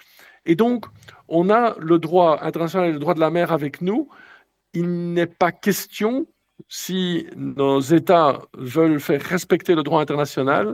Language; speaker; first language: French; native; French